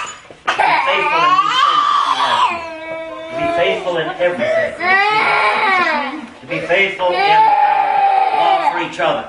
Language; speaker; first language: English; native; English